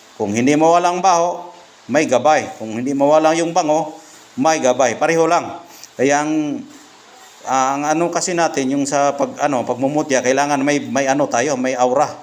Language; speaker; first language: Filipino; non-native, local second language; Cebuano